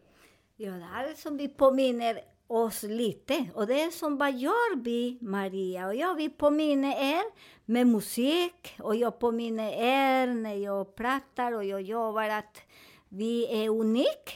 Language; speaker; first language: Swedish; non-native, fluent; Spanish